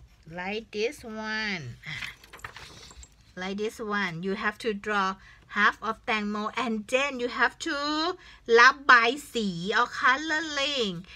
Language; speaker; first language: English; non-native, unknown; Thai